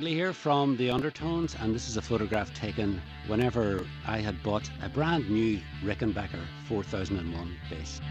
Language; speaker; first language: English; native; English